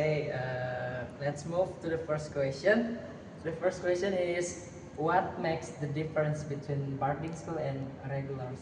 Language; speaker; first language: English; non-native, learner; Indonesian